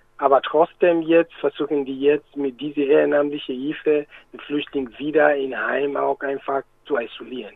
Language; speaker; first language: German; non-native, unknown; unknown